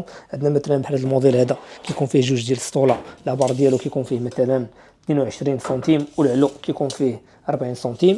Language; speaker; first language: Arabic; native; Arabic